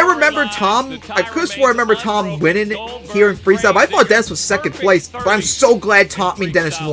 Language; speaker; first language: English; native; English